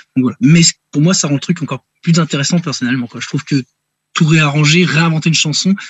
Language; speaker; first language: French; native; French